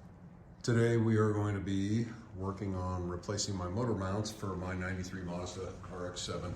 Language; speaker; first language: English; native; English